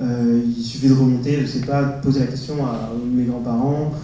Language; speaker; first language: French; native; French